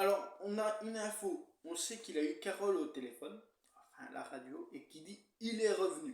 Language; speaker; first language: French; native; French